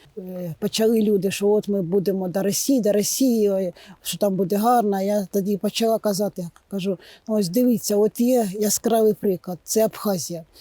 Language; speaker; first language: Ukrainian; non-native, local second language; Russian